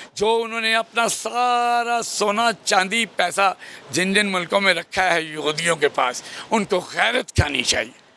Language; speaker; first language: Urdu; native; Urdu